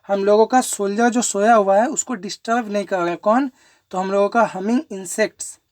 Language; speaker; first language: Hindi; non-native, local second language; Bangla